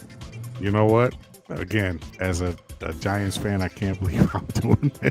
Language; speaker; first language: English; native; English